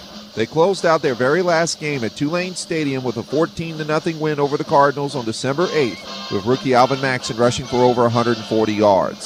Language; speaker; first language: English; native; English